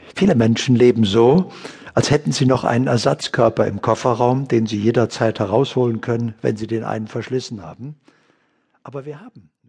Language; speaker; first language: German; native; German